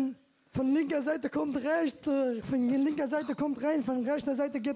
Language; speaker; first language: German; non-native, learner; Turkish